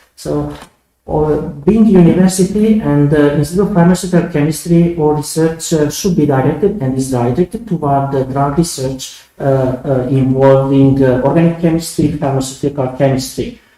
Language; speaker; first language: English; non-native, fluent; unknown